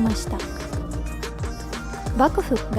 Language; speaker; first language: Japanese; non-native, fluent; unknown